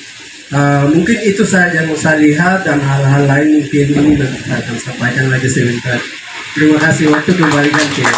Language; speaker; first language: Indonesian; non-native, local second language; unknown